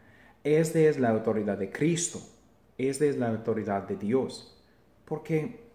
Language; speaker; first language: Spanish; non-native, fluent; English